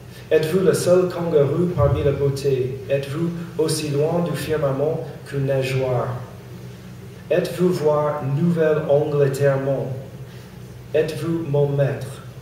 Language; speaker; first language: French; non-native, fluent; English